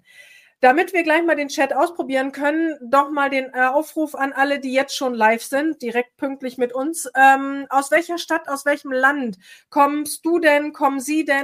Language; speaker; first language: German; native; German